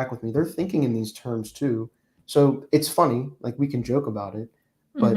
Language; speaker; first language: English; native; English